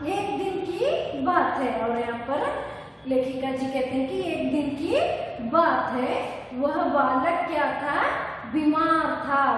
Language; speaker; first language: Hindi; non-native, local second language; Kannada